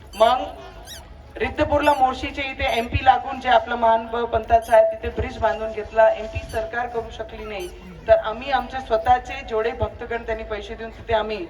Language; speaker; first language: Marathi; non-native, local second language; Punjabi